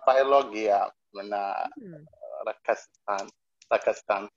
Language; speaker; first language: Finnish; non-native, learner; Arabic